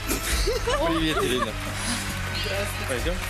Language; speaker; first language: Russian; early bilingual, heritage; French